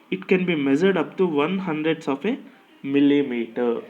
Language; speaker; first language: English; non-native, local second language; Telugu